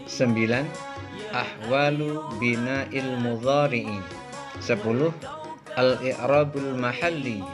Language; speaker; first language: Arabic; non-native, fluent; Indonesian